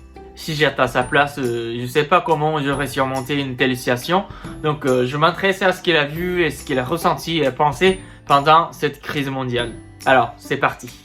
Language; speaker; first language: French; non-native, fluent; Japanese